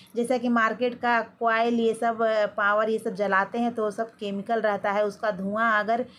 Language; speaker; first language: Hindi; native; Hindi